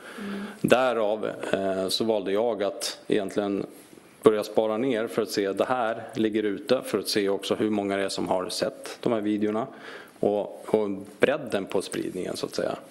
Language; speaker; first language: Swedish; native; Swedish